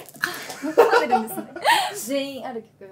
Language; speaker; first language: Japanese; native; Japanese